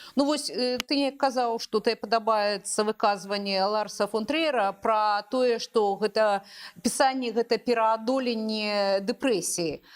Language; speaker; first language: Belarusian; non-native, local second language; Russian